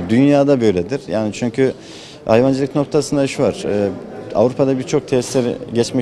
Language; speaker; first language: Turkish; native; Turkish